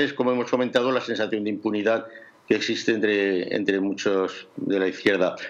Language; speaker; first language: Spanish; native; Spanish